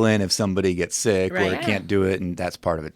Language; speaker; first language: English; native; English